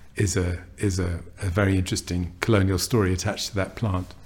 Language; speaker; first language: English; native; English